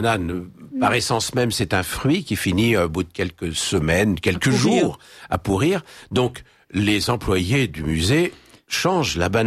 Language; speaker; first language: French; native; French